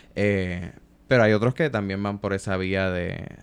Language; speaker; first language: Spanish; native; Spanish